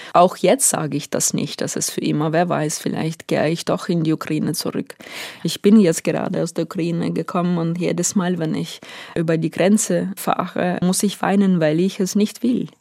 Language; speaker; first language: German; non-native, fluent; Ukrainian